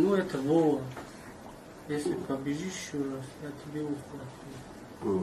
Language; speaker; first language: Russian; non-native, learner; Tajik